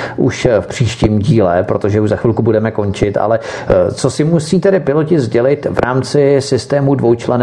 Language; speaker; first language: Czech; native; Czech